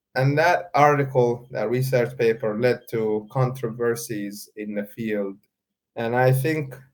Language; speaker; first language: English; non-native, fluent; Arabic